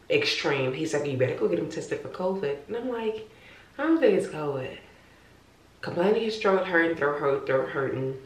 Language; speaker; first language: English; native; English